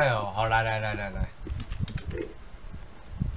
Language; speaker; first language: Chinese; native; Chinese